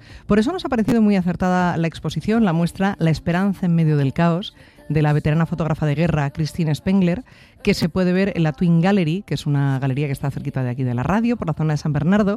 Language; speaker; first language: Spanish; native; Spanish